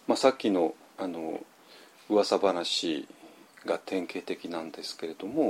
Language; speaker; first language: Japanese; native; Japanese